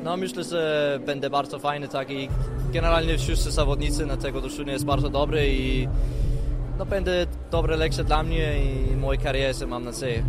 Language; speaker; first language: Polish; non-native, learner; Danish